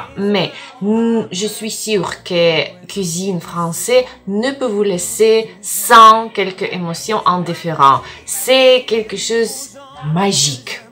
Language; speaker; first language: French; non-native, learner; Russian